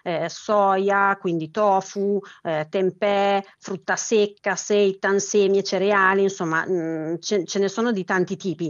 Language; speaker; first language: Italian; native; Italian